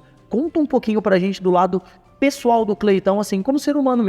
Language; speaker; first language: Portuguese; native; Portuguese